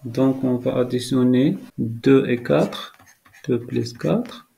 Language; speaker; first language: French; non-native, local second language; Arabic